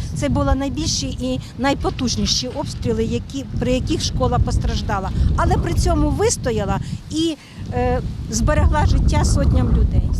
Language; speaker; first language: Ukrainian; native; Ukrainian